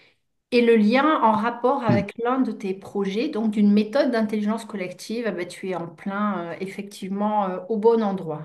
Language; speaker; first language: French; native; French